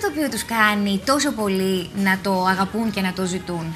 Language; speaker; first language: Greek; native; Greek